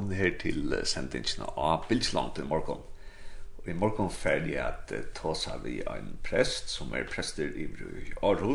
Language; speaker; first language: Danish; non-native, local second language; Faroese